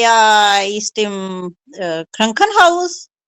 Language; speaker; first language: German; non-native, learner; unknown